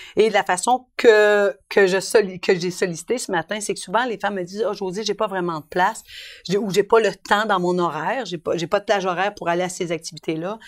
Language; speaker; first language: French; native; French